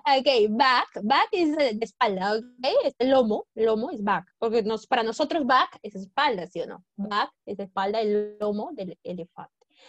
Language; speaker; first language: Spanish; native; Spanish